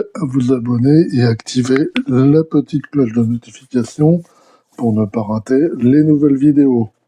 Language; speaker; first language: French; native; French